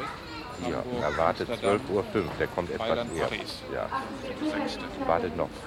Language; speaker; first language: German; native; German